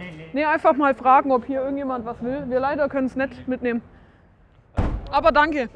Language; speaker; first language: German; native; German